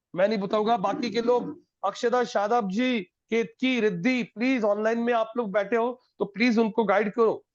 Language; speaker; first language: Hindi; non-native, local second language; Marathi